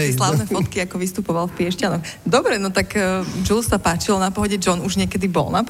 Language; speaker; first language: Slovak; native; Slovak